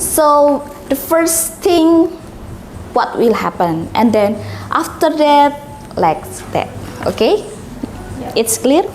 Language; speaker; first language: English; non-native, learner; Indonesian